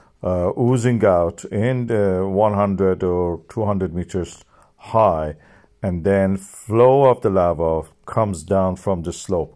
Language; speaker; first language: English; non-native, fluent; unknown